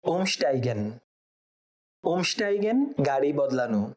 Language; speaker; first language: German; non-native, fluent; Bangla